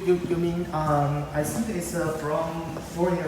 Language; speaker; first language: English; non-native, local second language; Chinese